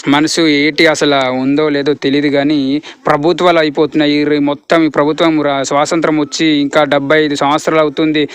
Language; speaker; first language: Telugu; native; Telugu